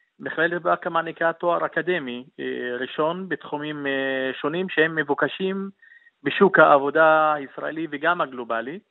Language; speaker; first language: Hebrew; non-native, local second language; Arabic